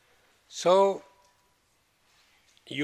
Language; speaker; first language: German; non-native, fluent; Hindi